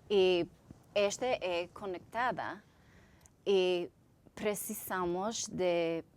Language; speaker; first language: Portuguese; non-native, learner; English